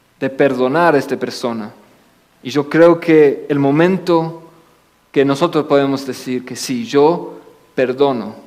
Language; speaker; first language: Spanish; non-native, fluent; English